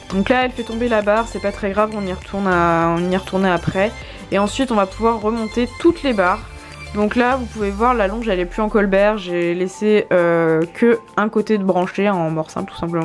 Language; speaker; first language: French; native; French